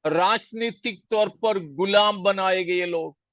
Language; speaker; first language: Hindi; non-native, local second language; Malayalam